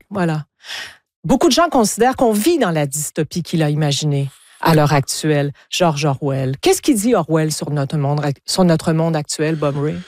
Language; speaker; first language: French; native; French